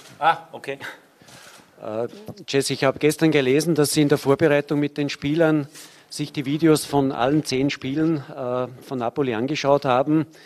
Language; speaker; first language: German; non-native, learner; English